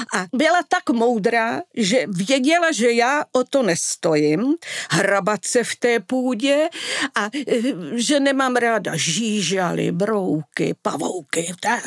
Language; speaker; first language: Czech; non-native, fluent; Italian